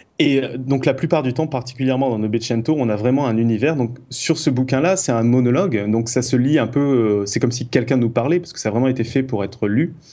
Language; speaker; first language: French; native; French